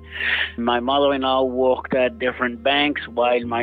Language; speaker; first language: English; non-native, fluent; French